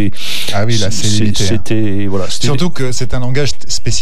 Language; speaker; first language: French; native; French